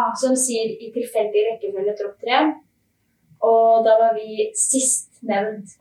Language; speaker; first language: Norwegian; native; Norwegian